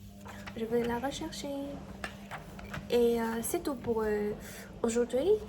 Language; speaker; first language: French; non-native, learner; Chinese